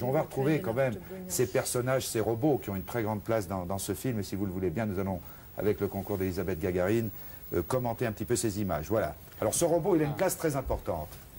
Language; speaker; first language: French; native; French